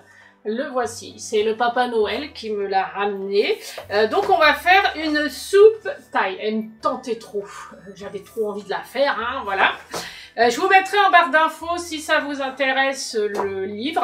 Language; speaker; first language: French; native; French